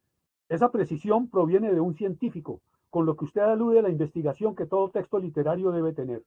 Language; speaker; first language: Spanish; native; Spanish